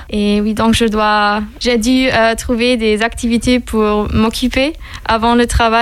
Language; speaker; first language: French; non-native, fluent; German